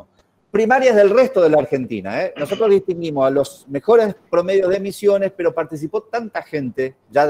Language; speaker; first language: Spanish; native; Spanish